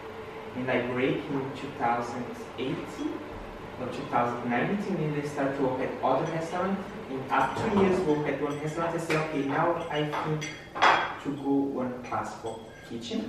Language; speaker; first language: English; non-native, learner; Portuguese